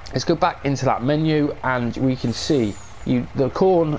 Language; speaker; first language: English; native; English